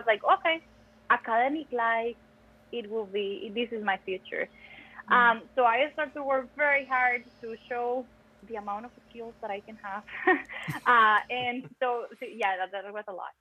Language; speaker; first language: English; non-native, fluent; Spanish